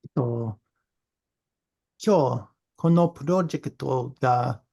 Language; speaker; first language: Japanese; non-native, learner; English